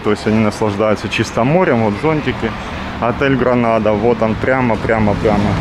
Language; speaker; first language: Russian; native; Russian